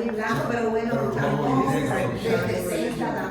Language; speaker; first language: Spanish; native; Spanish